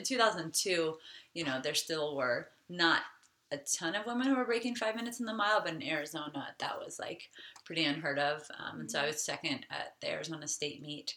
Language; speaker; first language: English; native; English